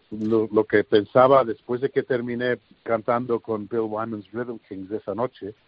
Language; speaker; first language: Spanish; early bilingual, heritage; English